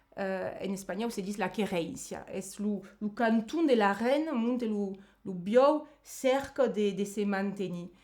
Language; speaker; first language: Occitan; non-native, local second language; French